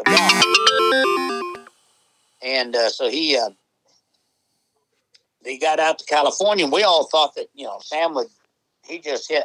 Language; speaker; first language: English; native; English